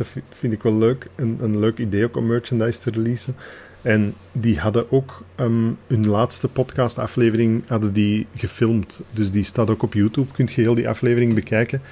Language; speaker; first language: Dutch; native; Dutch